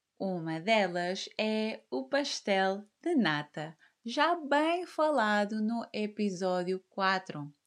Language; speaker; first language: Portuguese; native; Portuguese